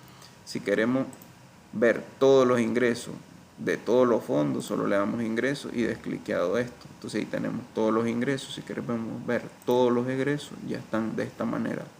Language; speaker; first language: Spanish; native; Spanish